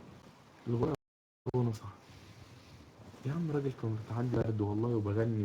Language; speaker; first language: Arabic; native; Arabic